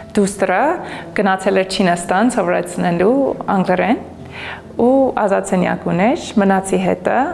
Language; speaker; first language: Armenian; non-native, fluent; English